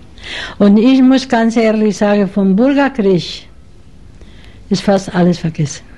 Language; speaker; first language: German; non-native, fluent; Spanish